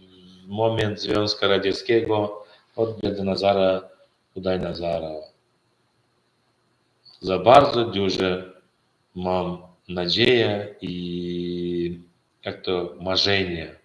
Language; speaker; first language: Polish; non-native, learner; Turkmen